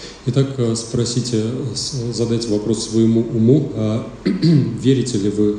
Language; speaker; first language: Russian; native; Russian